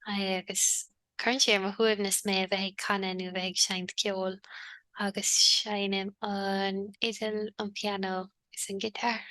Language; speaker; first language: Irish; native; Irish